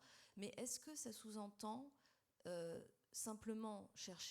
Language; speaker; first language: French; native; French